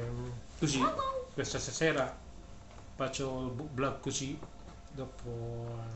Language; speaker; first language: Italian; non-native, learner; Filipino